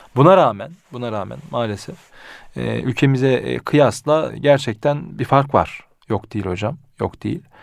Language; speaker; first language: Turkish; early bilingual, heritage; Turkish